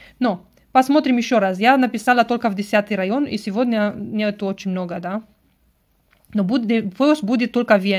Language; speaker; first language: Russian; non-native, learner; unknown